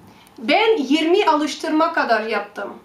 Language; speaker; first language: Turkish; non-native, fluent; Russian